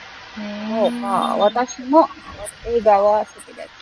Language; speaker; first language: Japanese; non-native, learner; Filipino